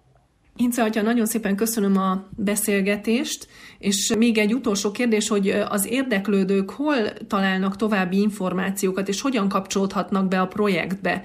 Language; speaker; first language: Hungarian; native; Hungarian